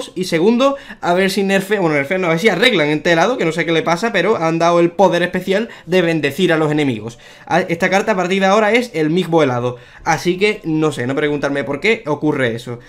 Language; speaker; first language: Spanish; native; Spanish